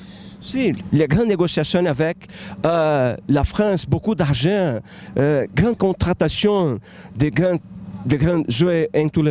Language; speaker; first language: French; non-native, learner; Portuguese